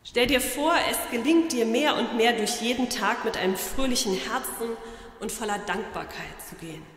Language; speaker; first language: German; native; German